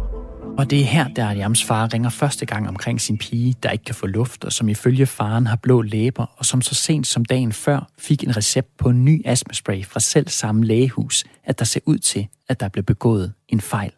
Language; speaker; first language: Danish; native; Danish